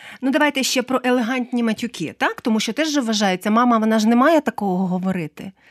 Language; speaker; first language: Ukrainian; native; Ukrainian